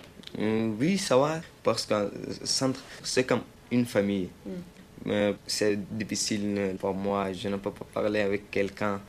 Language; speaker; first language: French; non-native, learner; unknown